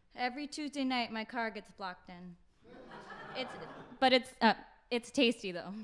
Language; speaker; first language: English; native; English